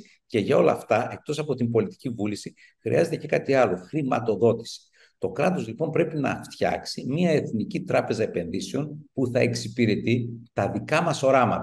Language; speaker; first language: Greek; native; Greek